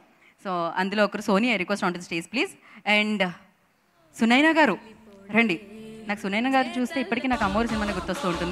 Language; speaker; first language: Telugu; native; Telugu